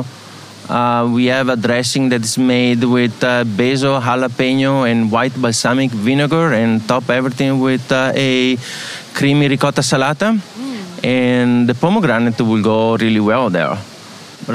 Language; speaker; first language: English; non-native, learner; Italian